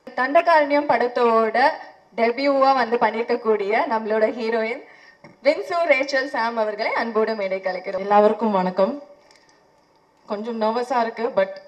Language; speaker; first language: Tamil; non-native, fluent; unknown